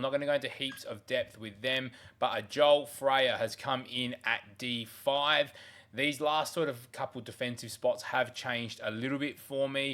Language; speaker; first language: English; native; English